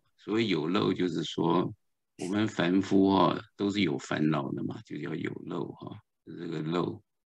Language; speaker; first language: Chinese; native; Chinese